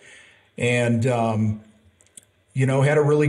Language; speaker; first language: English; native; English